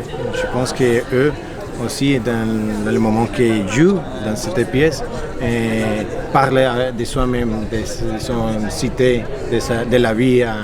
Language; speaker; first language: French; non-native, fluent; Spanish